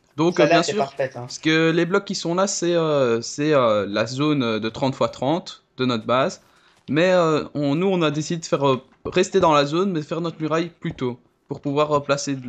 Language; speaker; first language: French; native; French